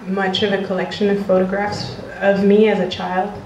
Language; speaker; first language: English; non-native, fluent; French